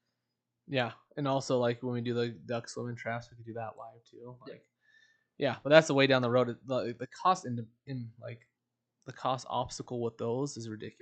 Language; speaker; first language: English; native; English